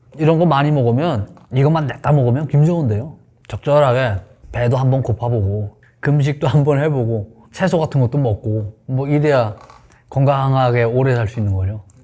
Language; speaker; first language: Korean; native; Korean